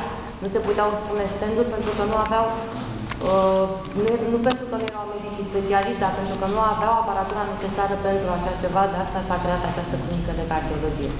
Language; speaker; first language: Romanian; native; Romanian